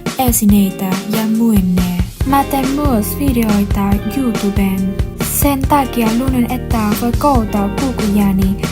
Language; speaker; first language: Finnish; non-native, learner; Vietnamese